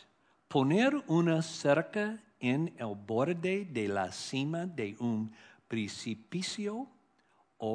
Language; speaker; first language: Spanish; non-native, learner; English